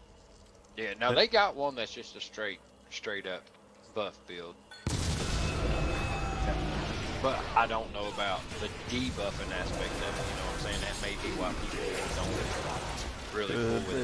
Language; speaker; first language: English; native; English